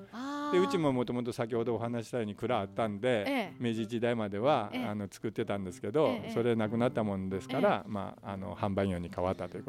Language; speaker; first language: Japanese; native; Japanese